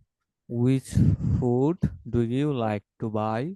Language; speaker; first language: English; non-native, fluent; Bangla